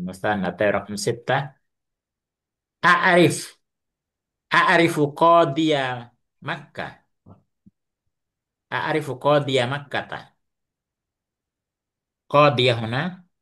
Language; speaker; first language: Arabic; non-native, fluent; Indonesian